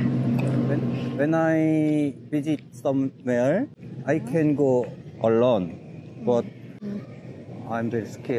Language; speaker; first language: English; non-native, learner; Korean